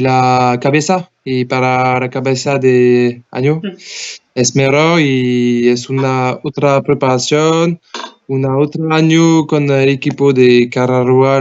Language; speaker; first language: Spanish; non-native, learner; French